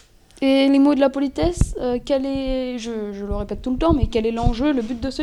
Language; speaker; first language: French; native; French